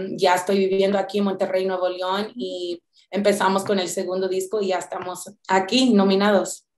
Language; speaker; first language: Spanish; early bilingual, heritage; Spanish